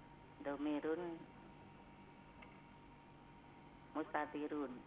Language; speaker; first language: Arabic; non-native, learner; Indonesian